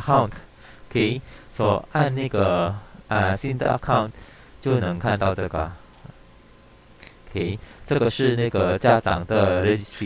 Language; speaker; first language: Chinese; non-native, local second language; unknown